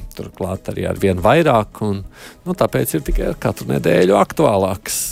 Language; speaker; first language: Latvian; native; Latvian